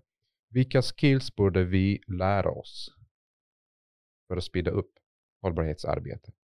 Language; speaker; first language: Swedish; non-native, fluent; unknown